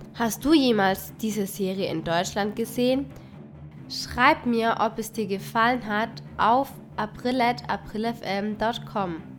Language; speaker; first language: German; non-native, fluent; Spanish